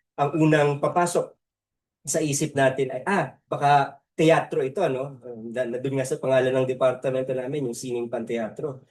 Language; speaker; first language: Filipino; native; Filipino